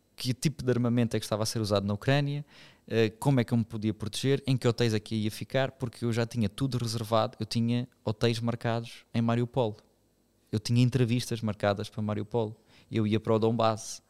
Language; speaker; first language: Portuguese; native; Portuguese